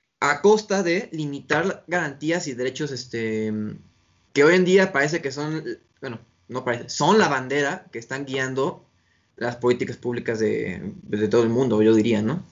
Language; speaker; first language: Spanish; native; Spanish